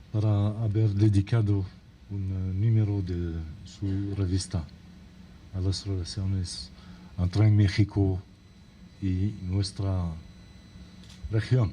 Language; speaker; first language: Spanish; non-native, fluent; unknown